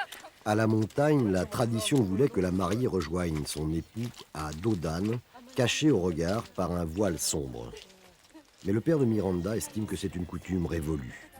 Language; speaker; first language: French; native; French